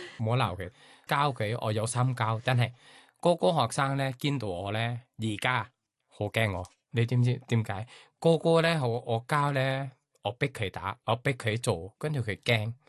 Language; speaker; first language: Cantonese; non-native, learner; Thai